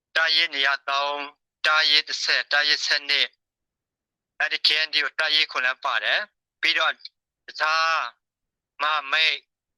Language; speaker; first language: Burmese; non-native, local second language; S'gaw Karen